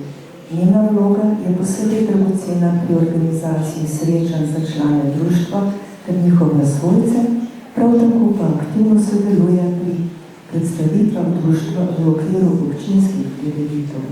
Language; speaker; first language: Slovenian; native; Slovenian